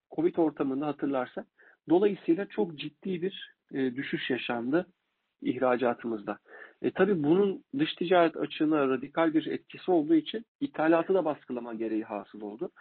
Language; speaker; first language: Turkish; native; Turkish